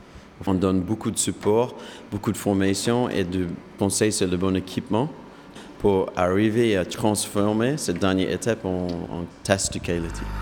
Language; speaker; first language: French; non-native, fluent; English